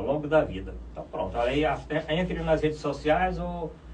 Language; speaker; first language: Portuguese; native; Portuguese